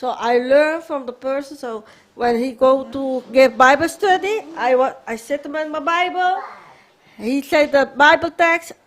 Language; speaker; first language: English; non-native, learner; Papiamento